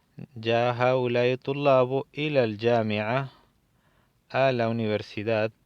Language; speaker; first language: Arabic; non-native, fluent; Spanish